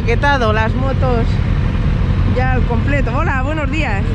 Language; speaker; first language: Spanish; native; Spanish